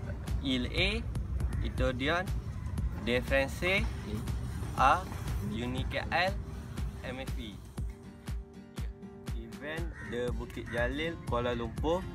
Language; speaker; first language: French; non-native, learner; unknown